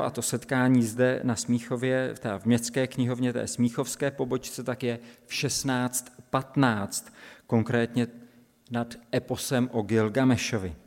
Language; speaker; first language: Czech; native; Czech